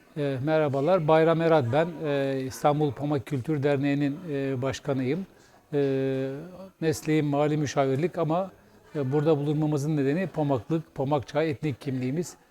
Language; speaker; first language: Turkish; non-native, local second language; Bulgarian